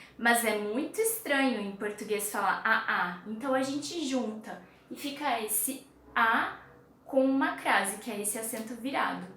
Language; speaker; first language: Portuguese; native; Portuguese